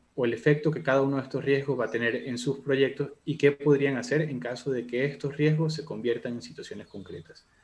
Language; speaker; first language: Spanish; native; Spanish